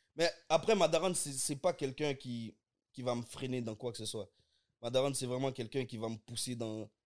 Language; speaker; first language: French; early bilingual, other home language; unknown